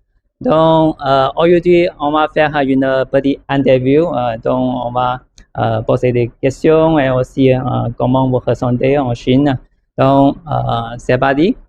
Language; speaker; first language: French; non-native, learner; Chinese